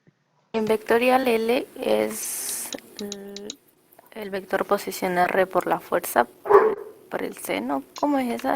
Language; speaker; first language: Spanish; native; Spanish